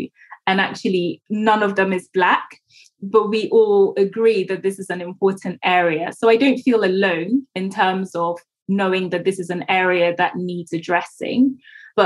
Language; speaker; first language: English; non-native, local second language; Akan